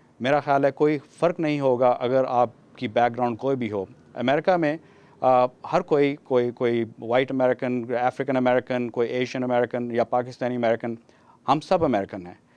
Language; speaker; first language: Urdu; non-native, local second language; Punjabi